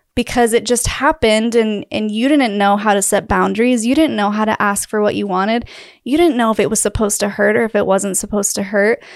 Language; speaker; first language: English; native; English